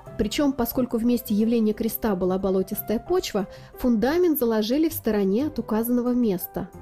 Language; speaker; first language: Russian; native; Russian